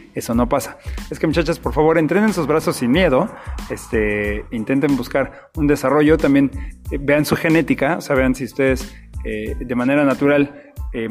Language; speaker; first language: Spanish; native; Spanish